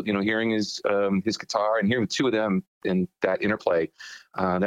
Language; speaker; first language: English; native; English